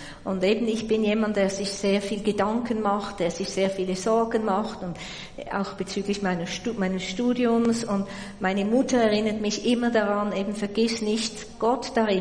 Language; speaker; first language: German; native; German